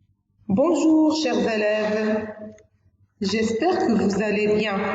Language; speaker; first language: French; non-native, local second language; Arabic